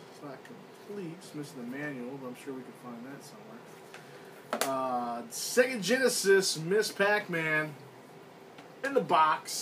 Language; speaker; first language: English; native; English